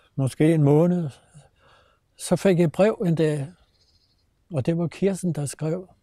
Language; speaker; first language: Danish; native; Danish